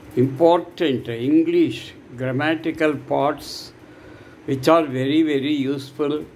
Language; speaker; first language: English; non-native, local second language; Telugu